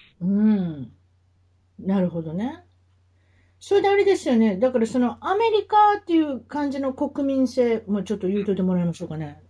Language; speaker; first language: Japanese; native; Japanese